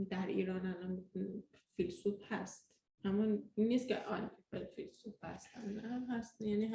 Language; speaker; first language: Persian; early bilingual, heritage; Persian